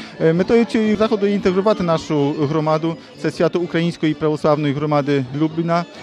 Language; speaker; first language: Ukrainian; early bilingual, heritage; Ukrainian